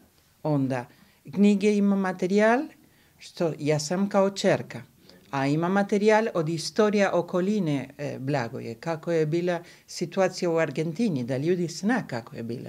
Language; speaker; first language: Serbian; early bilingual, heritage; Spanish